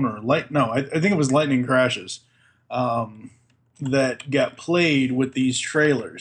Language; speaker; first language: English; native; English